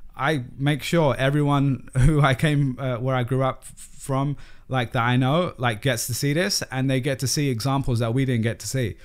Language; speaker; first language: English; native; English